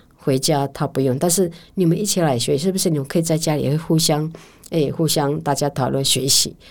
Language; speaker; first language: Chinese; native; Chinese